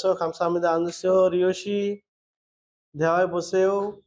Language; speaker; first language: Korean; non-native, fluent; Bangla